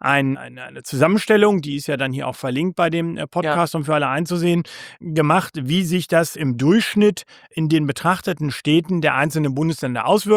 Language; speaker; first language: German; native; German